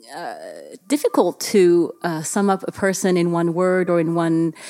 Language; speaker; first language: English; early bilingual, other home language; Chinese